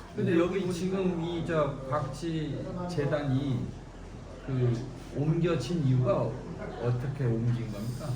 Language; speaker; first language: Korean; native; Korean